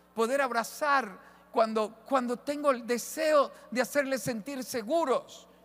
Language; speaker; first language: Spanish; native; Spanish